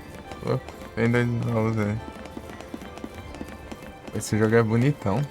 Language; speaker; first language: Portuguese; native; Portuguese